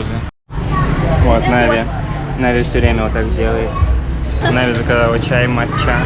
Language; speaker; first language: Russian; native; Russian